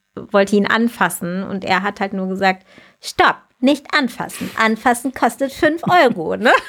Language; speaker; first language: German; native; German